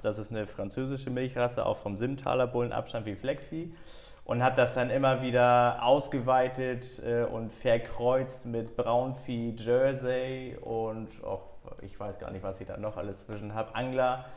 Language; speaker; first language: German; native; German